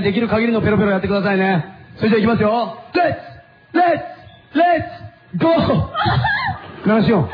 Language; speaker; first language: Japanese; native; Japanese